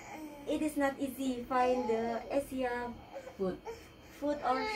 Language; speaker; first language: English; non-native, learner; Indonesian